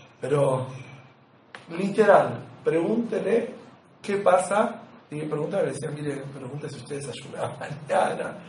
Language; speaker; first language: Spanish; native; Spanish